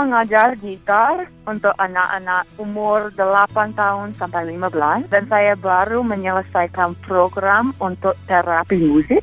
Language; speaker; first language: Indonesian; non-native, fluent; English